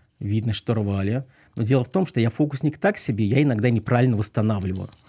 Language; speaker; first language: Russian; native; Russian